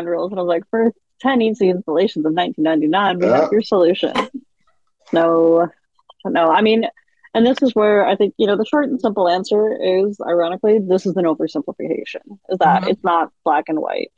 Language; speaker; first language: English; native; English